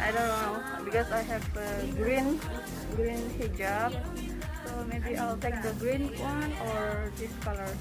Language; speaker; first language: English; non-native, learner; Indonesian